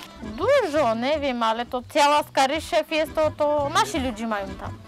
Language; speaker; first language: Polish; non-native, learner; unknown